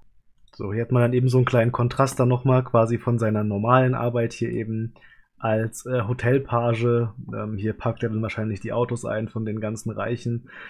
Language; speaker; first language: German; native; German